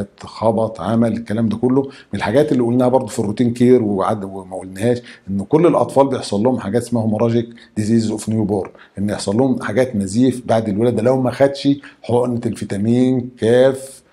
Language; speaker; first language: Arabic; native; Arabic